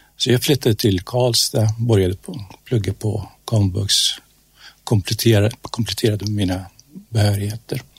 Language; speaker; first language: Swedish; non-native, fluent; Persian